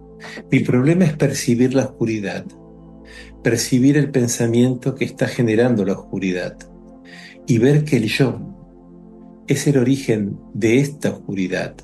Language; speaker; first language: Spanish; native; Spanish